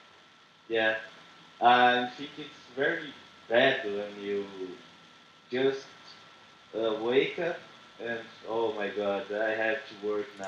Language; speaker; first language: English; non-native, learner; Portuguese